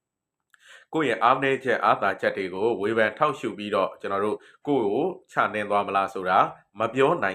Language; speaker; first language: Burmese; native; Burmese